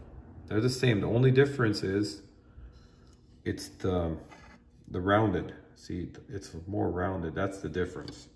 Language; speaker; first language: English; native; English